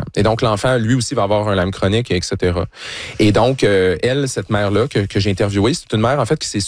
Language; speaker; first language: French; native; French